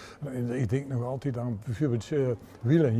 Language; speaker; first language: Dutch; native; Dutch